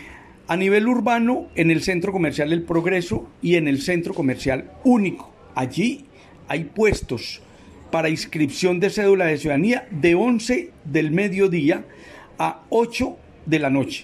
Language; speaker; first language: Spanish; native; Spanish